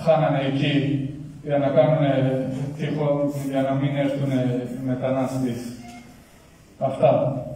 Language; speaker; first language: Greek; non-native, learner; Kurdish